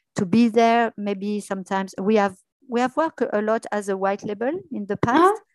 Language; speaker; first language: English; non-native, fluent; French